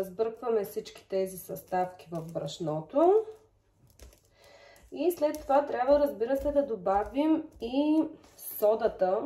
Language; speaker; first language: Bulgarian; native; Bulgarian